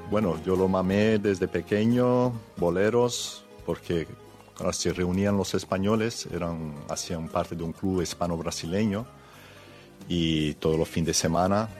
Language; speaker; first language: Spanish; early bilingual, heritage; Spanish